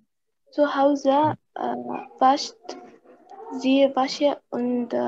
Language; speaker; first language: German; non-native, learner; Arabic